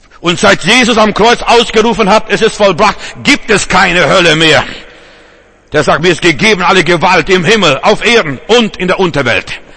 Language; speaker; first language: German; non-native, fluent; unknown